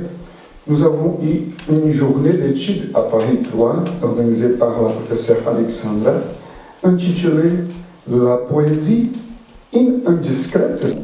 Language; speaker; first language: French; non-native, fluent; Portuguese